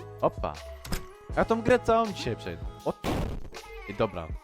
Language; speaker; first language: Polish; native; Polish